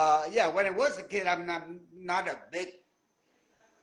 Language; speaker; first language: English; non-native, learner; Vietnamese